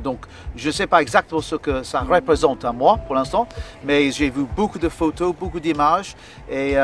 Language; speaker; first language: French; non-native, fluent; English